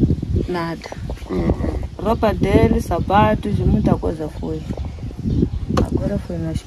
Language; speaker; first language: Portuguese; non-native, local second language; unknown